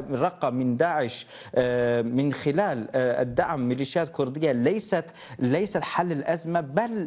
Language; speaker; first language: Arabic; non-native, fluent; Turkish